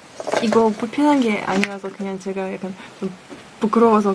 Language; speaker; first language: Korean; non-native, fluent; Russian